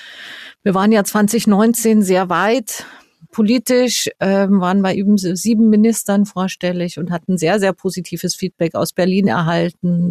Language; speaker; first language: German; native; German